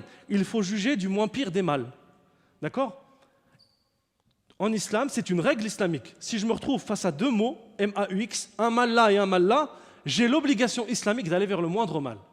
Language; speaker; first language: French; native; French